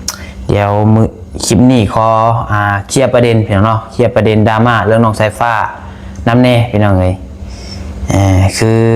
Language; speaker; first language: Thai; non-native, local second language; Lao